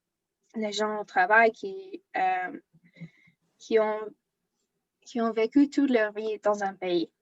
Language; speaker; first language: French; non-native, learner; English